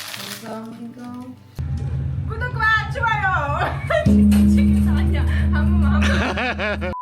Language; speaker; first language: Korean; non-native, learner; Czech